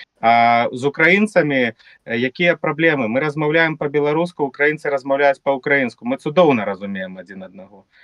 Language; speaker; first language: Belarusian; non-native, local second language; Russian